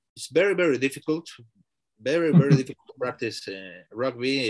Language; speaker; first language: English; non-native, learner; Spanish